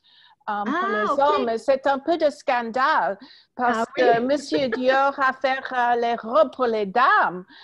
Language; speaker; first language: French; non-native, learner; English